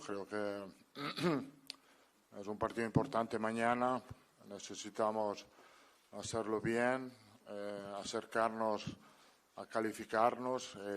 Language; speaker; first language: Spanish; non-native, fluent; Italian